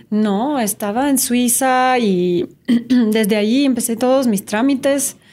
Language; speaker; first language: Spanish; non-native, fluent; Romanian